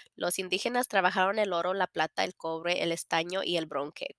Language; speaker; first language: Spanish; early bilingual, heritage; Spanish